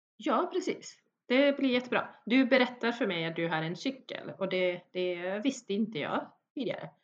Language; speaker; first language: Swedish; early bilingual, other home language; Bosnian